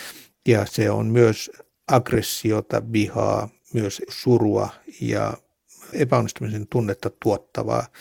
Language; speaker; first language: Finnish; native; Finnish